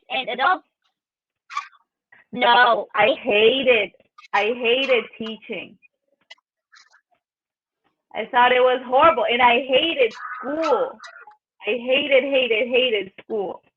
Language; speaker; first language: English; non-native, fluent; Spanish